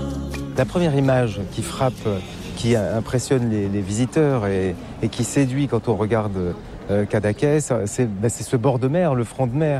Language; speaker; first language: French; native; French